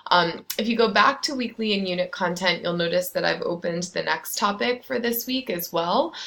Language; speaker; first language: English; native; English